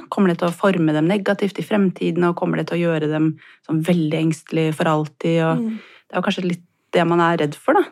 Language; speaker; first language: Norwegian; native; Norwegian